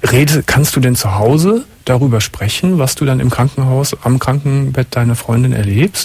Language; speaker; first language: German; native; German